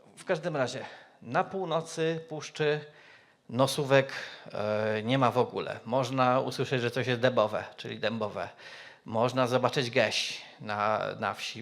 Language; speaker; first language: Polish; native; Polish